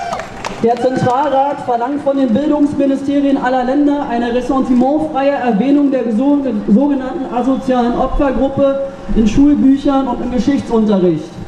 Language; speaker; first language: German; native; German